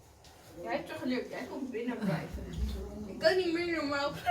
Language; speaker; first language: Dutch; early bilingual, other home language; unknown